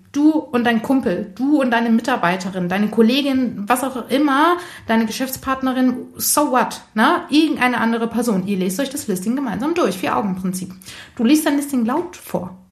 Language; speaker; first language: German; early bilingual, other home language; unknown